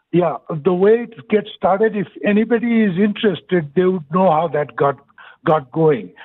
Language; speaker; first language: English; non-native, fluent; Bangla